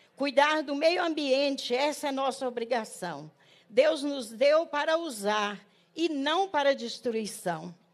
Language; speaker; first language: Portuguese; native; Portuguese